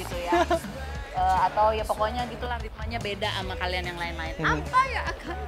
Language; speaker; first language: Indonesian; native; Indonesian